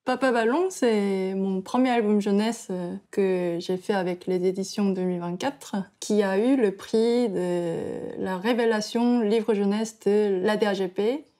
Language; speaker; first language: French; non-native, fluent; Korean